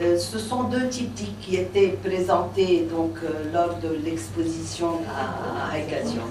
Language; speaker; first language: French; non-native, local second language; Arabic